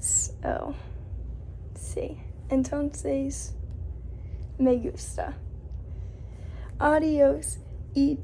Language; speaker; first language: Spanish; non-native, learner; English